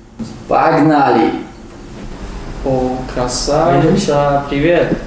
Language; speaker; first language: Russian; non-native, local second language; Tajik